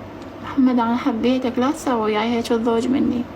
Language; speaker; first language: Arabic; native; Arabic